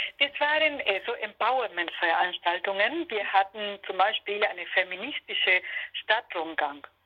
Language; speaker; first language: German; non-native, fluent; Spanish